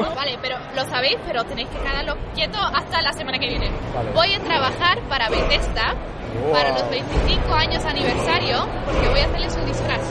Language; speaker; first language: Spanish; non-native, fluent; Dutch